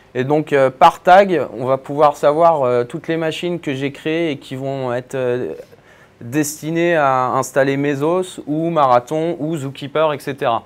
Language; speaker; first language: French; native; French